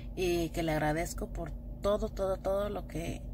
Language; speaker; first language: Spanish; early bilingual, heritage; Spanish